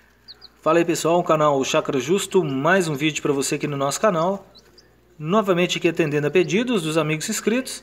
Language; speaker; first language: Portuguese; native; Portuguese